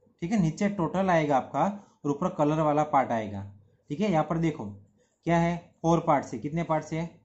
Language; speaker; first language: Hindi; non-native, local second language; Gujarati